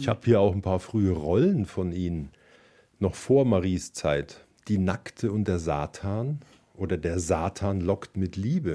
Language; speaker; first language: German; native; German